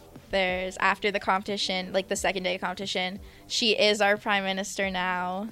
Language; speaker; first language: English; non-native, local second language; French